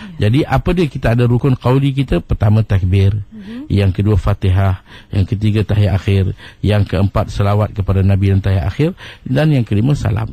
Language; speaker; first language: Malay; native; Malay